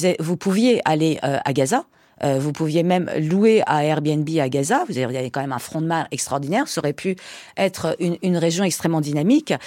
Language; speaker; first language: French; early bilingual, other home language; Persian